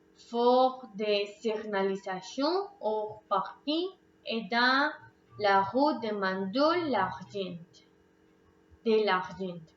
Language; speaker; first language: French; non-native, learner; Spanish